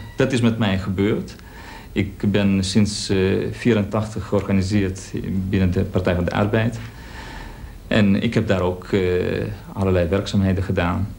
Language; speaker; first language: Dutch; early bilingual, other home language; Greek